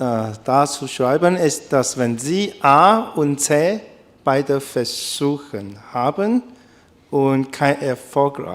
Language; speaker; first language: German; non-native, learner; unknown